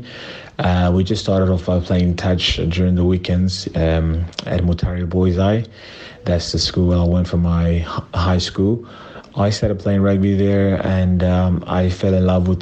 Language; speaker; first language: English; non-native, local second language; Shona